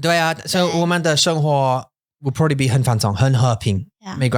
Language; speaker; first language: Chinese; non-native, fluent; English